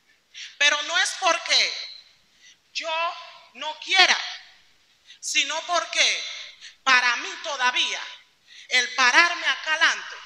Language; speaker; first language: Spanish; native; Spanish